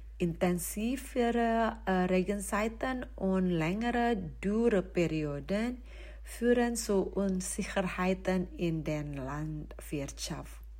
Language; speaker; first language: German; non-native, fluent; Indonesian